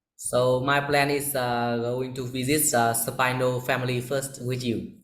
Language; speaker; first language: English; non-native, learner; Vietnamese